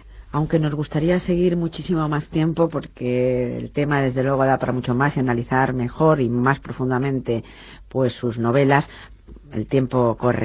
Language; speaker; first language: Spanish; native; Spanish